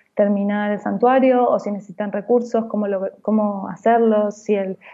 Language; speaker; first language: Spanish; native; Spanish